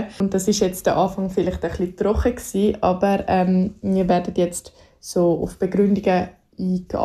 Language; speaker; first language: German; native; German